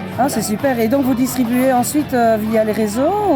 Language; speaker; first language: French; native; French